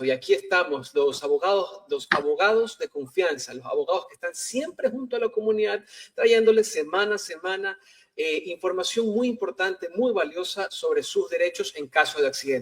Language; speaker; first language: Spanish; native; Spanish